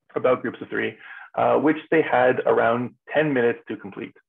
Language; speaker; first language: English; native; English